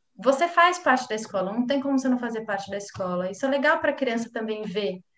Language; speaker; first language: Portuguese; native; Portuguese